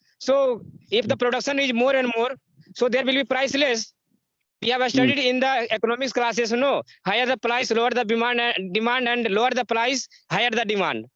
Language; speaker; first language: English; non-native, learner; Hindi